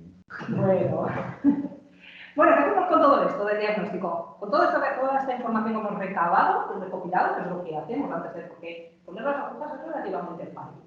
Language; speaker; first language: Spanish; native; Spanish